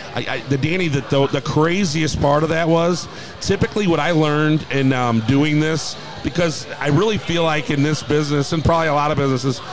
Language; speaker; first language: English; native; English